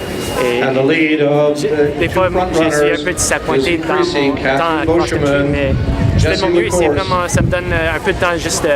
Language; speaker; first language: French; non-native, local second language; English